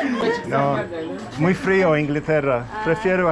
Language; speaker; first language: Spanish; non-native, learner; English